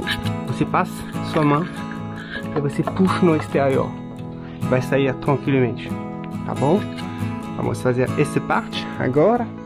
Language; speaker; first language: Portuguese; non-native, learner; French